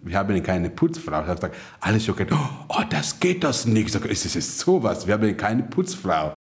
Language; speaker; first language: German; non-native, fluent; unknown